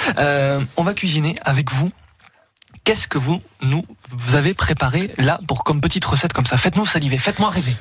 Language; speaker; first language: French; native; French